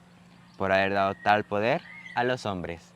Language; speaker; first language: Spanish; native; Spanish